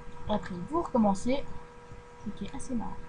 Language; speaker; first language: French; native; French